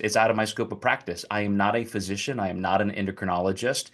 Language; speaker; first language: English; native; English